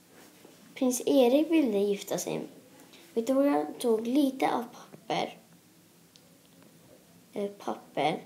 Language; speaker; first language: Swedish; non-native, local second language; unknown